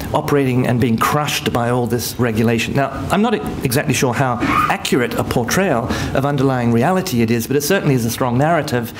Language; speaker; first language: English; native; English